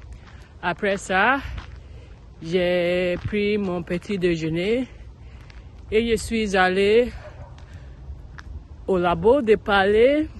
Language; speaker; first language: French; non-native, learner; English